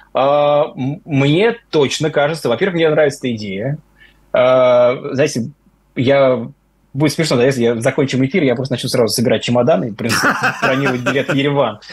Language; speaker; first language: Russian; native; Russian